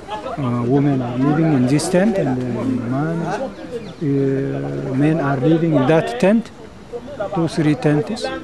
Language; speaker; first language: English; non-native, learner; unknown